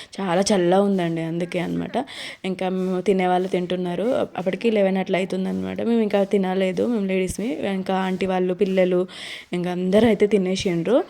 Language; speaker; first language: Telugu; native; Telugu